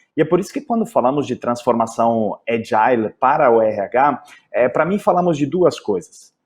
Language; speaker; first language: Portuguese; non-native, fluent; Italian